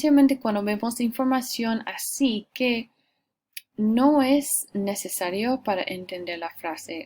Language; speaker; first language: Spanish; non-native, fluent; English